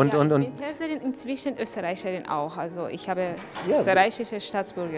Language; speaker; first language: German; non-native, fluent; Persian